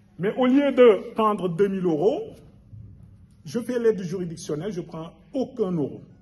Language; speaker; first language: French; non-native, local second language; Wolof